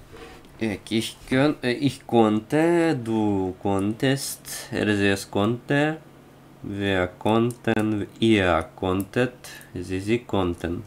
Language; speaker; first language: German; non-native, learner; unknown